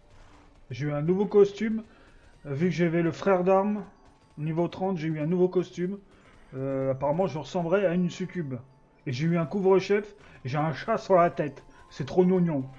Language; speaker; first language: French; native; French